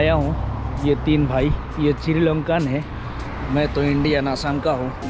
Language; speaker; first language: Hindi; non-native, local second language; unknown